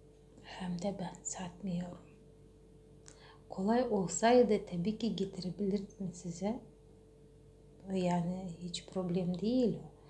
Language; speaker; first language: Turkish; non-native, fluent; Russian